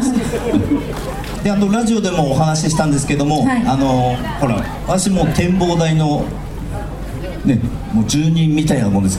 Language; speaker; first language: Japanese; native; Japanese